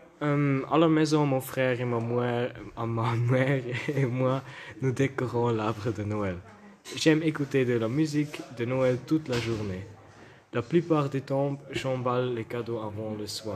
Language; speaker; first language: French; non-native, learner; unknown